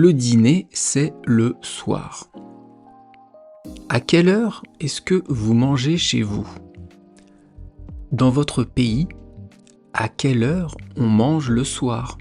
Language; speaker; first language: French; native; French